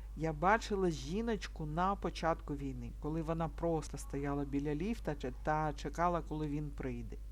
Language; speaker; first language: Ukrainian; non-native, local second language; Russian